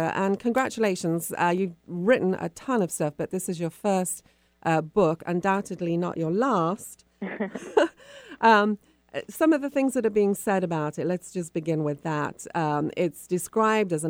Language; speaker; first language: English; native; English